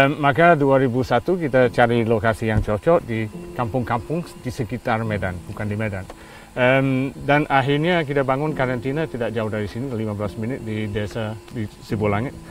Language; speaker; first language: Indonesian; non-native, fluent; English